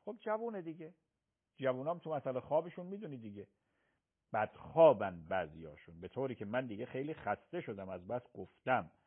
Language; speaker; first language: Persian; native; Persian